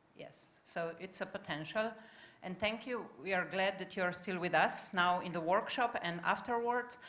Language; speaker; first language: English; non-native, fluent; Slovenian